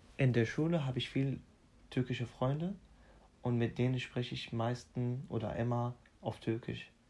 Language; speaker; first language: German; non-native, fluent; Arabic